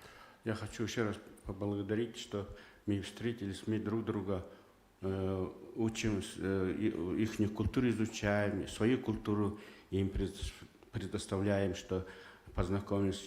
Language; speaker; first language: Russian; non-native, fluent; Mongolian